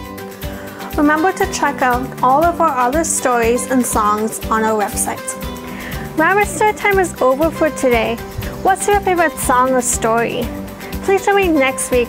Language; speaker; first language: English; native; English